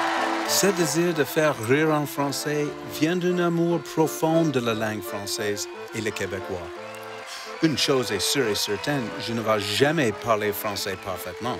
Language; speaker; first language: French; non-native, fluent; English